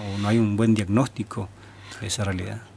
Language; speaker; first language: Spanish; native; Spanish